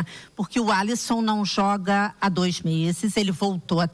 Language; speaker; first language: Portuguese; native; Portuguese